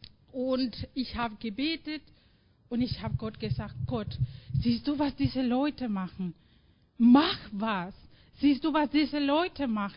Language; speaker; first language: German; non-native, fluent; Spanish